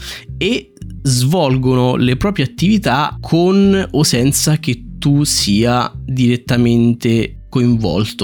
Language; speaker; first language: Italian; native; Italian